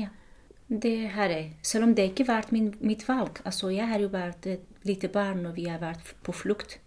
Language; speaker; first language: Norwegian; non-native, fluent; Kurdish